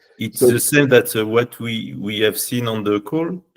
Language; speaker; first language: English; non-native, learner; French